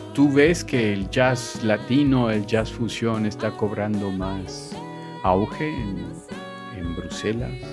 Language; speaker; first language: Spanish; native; Spanish